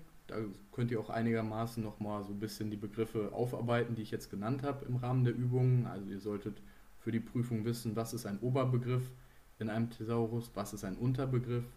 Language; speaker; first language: German; native; German